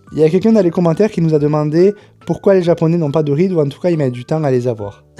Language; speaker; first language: French; native; French